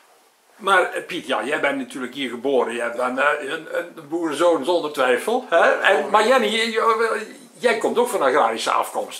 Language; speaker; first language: Dutch; native; Dutch